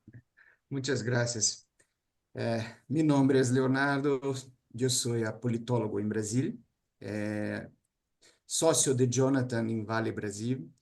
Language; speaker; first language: Spanish; non-native, learner; Portuguese